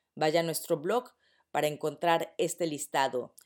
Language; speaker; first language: Spanish; native; Spanish